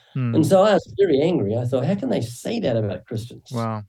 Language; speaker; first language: English; native; English